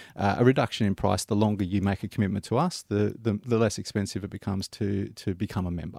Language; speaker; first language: English; native; English